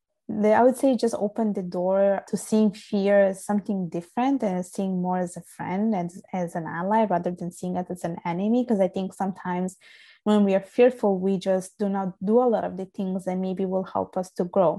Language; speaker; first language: English; non-native, fluent; Italian